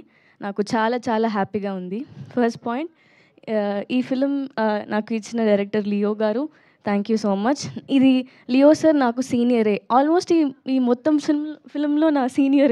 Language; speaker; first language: Telugu; non-native, learner; Tamil